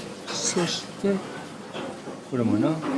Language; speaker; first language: Japanese; native; Japanese